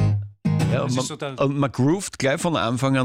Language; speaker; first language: German; native; German